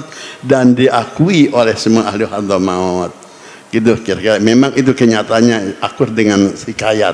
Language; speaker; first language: Indonesian; native; Indonesian